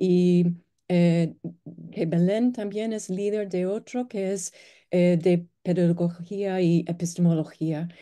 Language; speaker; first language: Spanish; non-native, fluent; English